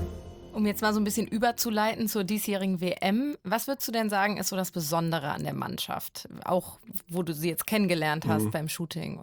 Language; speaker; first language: German; native; German